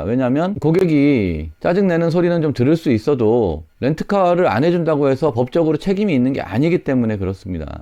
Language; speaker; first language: Korean; native; Korean